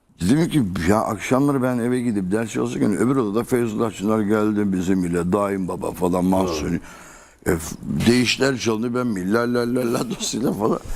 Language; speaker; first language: Turkish; native; Turkish